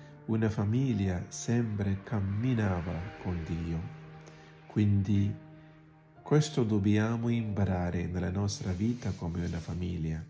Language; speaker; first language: Italian; non-native, learner; Malayalam